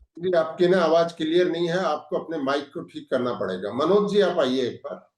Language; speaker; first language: Hindi; native; Hindi